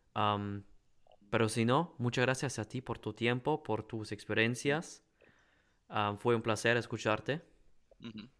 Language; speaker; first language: Spanish; non-native, fluent; German